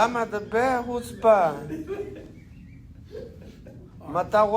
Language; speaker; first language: Hebrew; non-native, learner; English